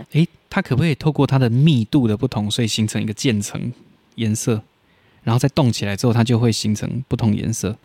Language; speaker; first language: Chinese; native; Chinese